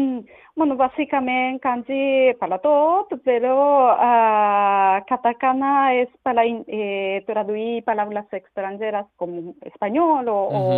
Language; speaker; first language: Catalan; non-native, learner; Japanese